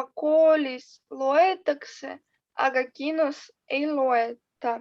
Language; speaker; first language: Estonian; non-native, learner; Russian